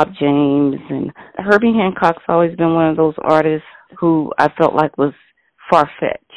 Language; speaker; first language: English; native; English